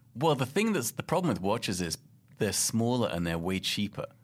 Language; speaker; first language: English; native; English